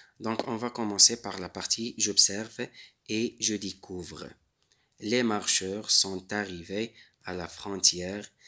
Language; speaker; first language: French; non-native, local second language; Arabic